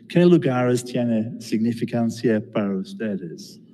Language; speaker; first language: Spanish; non-native, learner; English